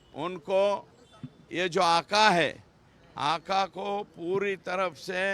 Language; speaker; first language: Hindi; non-native, local second language; Marathi